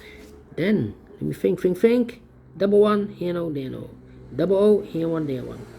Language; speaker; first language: English; non-native, fluent; Dutch